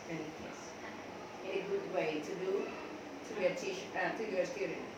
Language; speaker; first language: English; non-native, learner; Thai